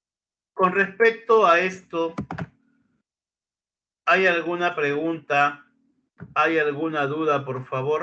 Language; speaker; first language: Spanish; native; Spanish